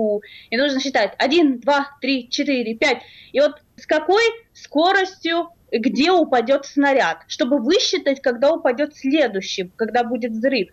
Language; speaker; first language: Russian; native; Russian